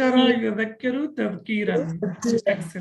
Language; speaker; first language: Arabic; non-native, fluent; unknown